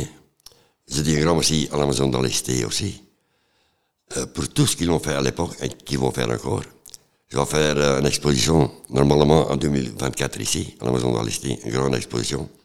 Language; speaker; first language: French; non-native, local second language; Dutch